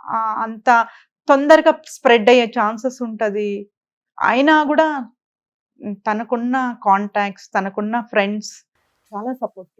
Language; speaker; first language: Telugu; native; Telugu